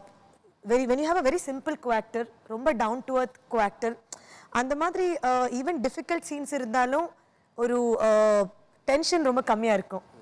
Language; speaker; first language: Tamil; non-native, fluent; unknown